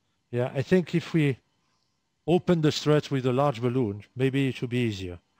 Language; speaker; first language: English; non-native, fluent; French